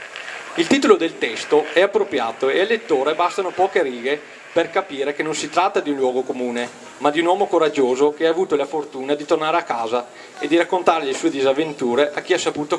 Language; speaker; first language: Italian; native; Italian